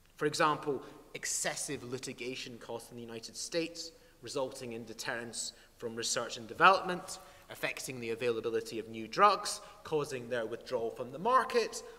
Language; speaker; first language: English; native; English